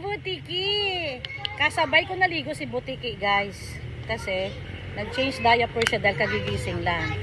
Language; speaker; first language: Filipino; native; Filipino